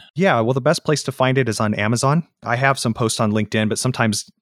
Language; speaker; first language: English; native; English